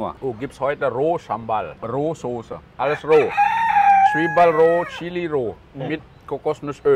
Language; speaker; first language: German; non-native, fluent; Balinese